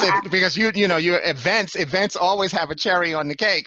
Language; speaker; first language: English; native; English